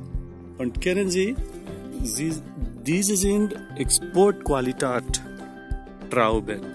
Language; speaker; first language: German; non-native, learner; Marathi